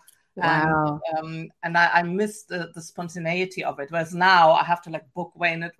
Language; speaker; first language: English; non-native, fluent; German